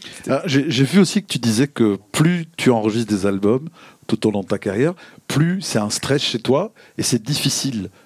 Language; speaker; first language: French; native; French